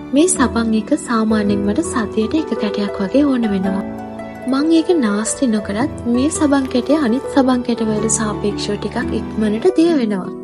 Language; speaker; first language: Sinhala; native; Sinhala